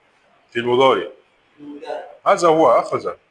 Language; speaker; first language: Arabic; non-native, fluent; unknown